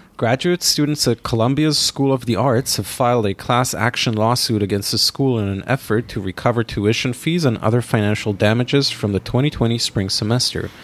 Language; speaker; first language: English; non-native, fluent; Hebrew